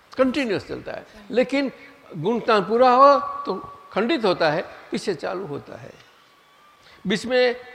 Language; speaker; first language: Hindi; non-native, local second language; Gujarati